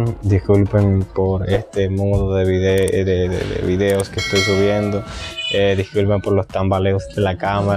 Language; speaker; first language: Spanish; native; Spanish